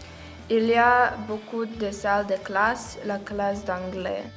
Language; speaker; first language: French; non-native, learner; Croatian